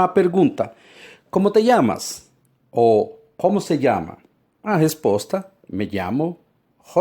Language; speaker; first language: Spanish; non-native, fluent; Portuguese